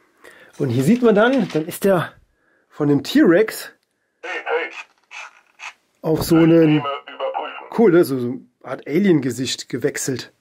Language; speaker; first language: German; native; German